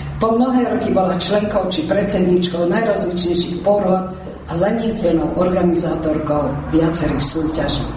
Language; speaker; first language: Slovak; early bilingual, heritage; Slovak